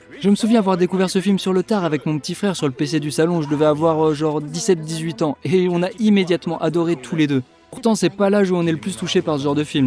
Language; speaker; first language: French; native; French